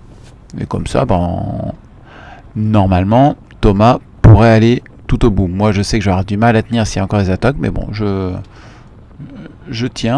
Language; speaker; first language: French; native; French